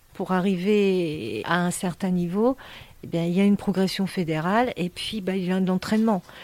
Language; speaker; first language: French; native; French